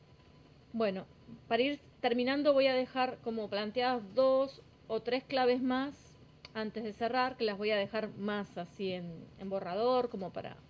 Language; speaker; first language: Spanish; native; Spanish